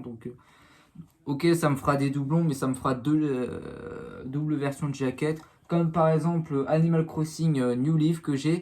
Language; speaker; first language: French; native; French